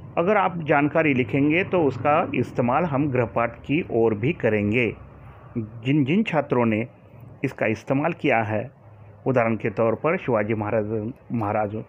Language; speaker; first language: Hindi; non-native, local second language; Marathi